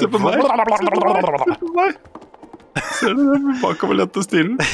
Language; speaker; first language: Norwegian; native; Norwegian